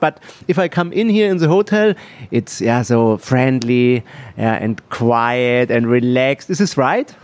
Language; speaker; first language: English; non-native, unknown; German